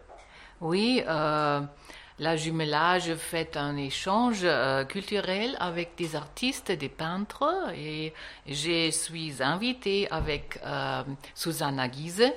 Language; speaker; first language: French; non-native, learner; German